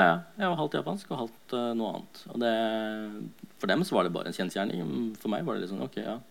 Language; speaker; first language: Norwegian; early bilingual, other home language; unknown